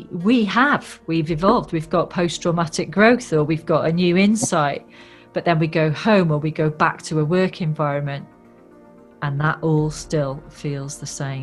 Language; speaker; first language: English; native; English